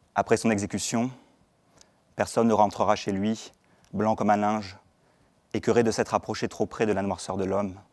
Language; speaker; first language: French; native; French